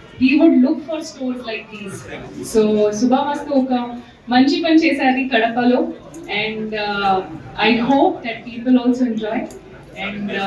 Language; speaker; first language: Telugu; non-native, learner; Hindi